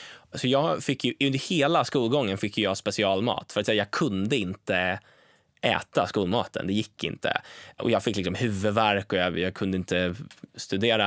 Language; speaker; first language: Swedish; native; Swedish